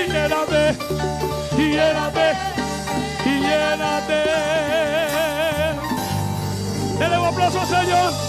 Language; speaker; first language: Spanish; native; Spanish